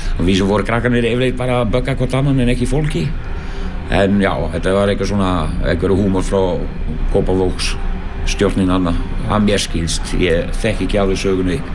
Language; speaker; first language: Icelandic; non-native, fluent; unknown